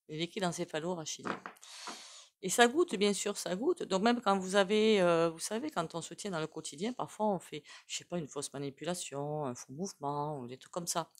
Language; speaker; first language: French; native; French